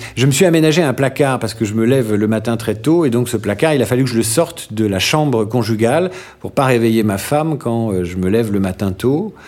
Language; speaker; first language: French; native; French